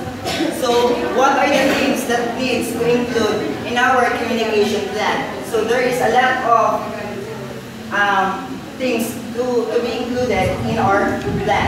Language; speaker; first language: English; non-native, local second language; Filipino